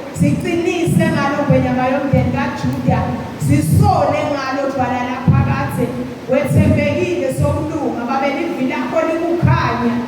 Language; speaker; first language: Zulu; non-native, local second language; Swati